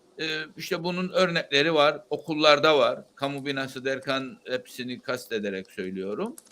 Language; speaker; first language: Turkish; native; Turkish